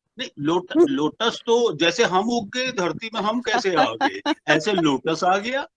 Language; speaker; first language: Hindi; non-native, local second language; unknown